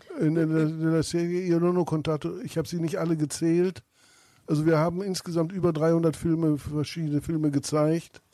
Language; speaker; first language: German; native; German